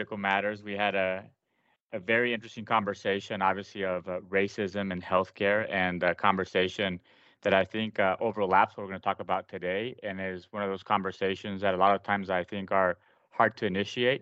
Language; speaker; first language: English; non-native, fluent; Spanish